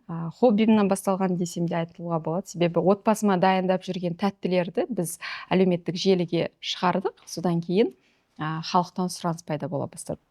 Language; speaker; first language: Kazakh; native; Kazakh